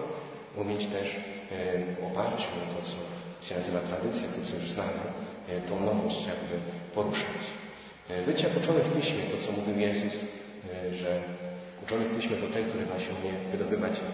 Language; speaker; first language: Polish; native; Polish